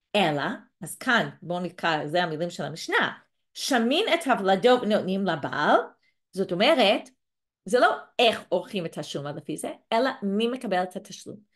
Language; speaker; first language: Hebrew; non-native, fluent; English